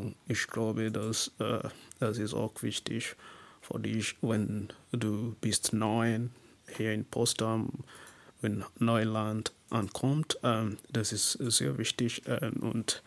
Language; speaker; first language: German; non-native, learner; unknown